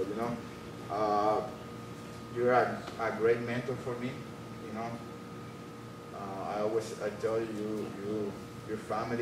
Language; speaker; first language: English; non-native, learner; Spanish